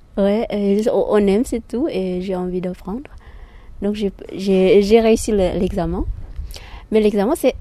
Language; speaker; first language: French; non-native, fluent; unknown